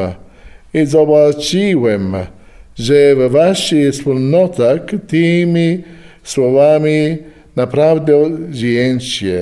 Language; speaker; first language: Polish; non-native, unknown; Italian